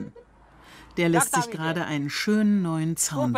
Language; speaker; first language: German; native; German